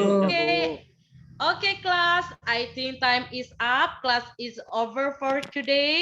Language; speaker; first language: English; non-native, learner; Indonesian